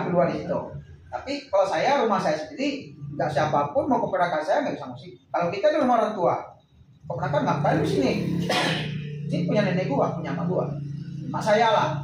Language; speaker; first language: Indonesian; non-native, local second language; Minangkabau